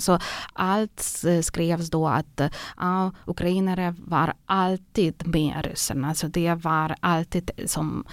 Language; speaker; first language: Swedish; non-native, fluent; Ukrainian